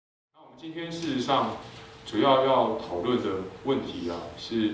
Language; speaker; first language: Chinese; native; Chinese